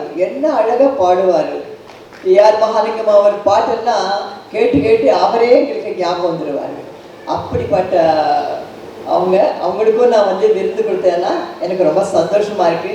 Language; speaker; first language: Tamil; non-native, local second language; Telugu